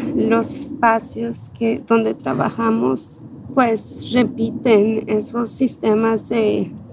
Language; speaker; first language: Spanish; native; Spanish